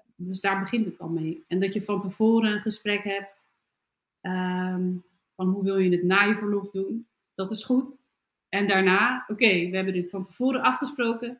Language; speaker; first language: Dutch; native; Dutch